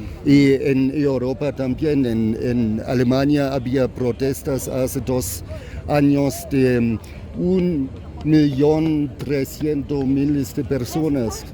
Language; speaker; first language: Spanish; non-native, fluent; German